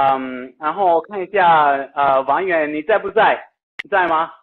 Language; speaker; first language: Chinese; non-native, fluent; Italian